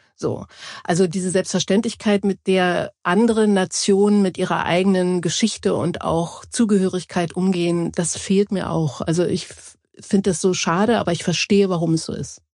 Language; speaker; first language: German; native; German